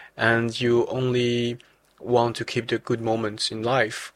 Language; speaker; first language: English; non-native, fluent; Chinese